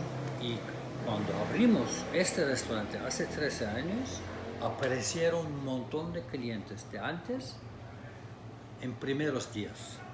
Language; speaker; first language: Spanish; non-native, fluent; Turkish